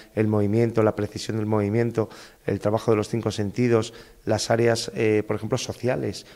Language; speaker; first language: Spanish; native; Spanish